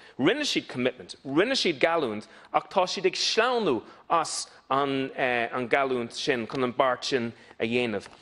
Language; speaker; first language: Irish; non-native, local second language; English